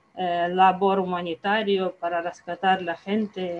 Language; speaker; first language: Spanish; non-native, fluent; Ukrainian